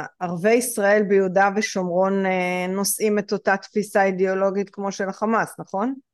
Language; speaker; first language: Hebrew; native; Hebrew